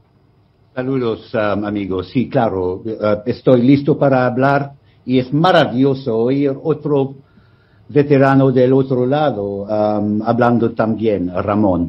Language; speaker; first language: Spanish; non-native, fluent; English